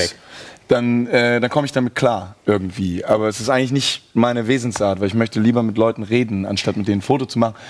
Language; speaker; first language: German; native; German